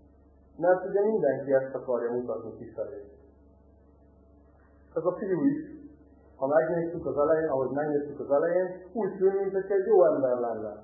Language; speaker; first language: Hungarian; native; Hungarian